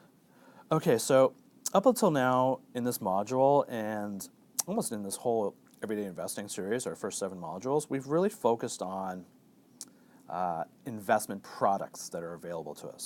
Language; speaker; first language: English; native; English